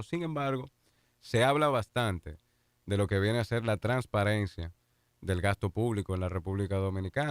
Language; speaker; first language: Spanish; native; Spanish